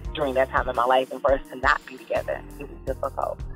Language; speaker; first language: English; native; English